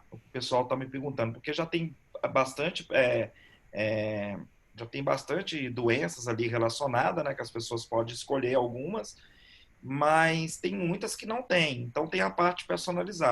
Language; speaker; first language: Portuguese; native; Portuguese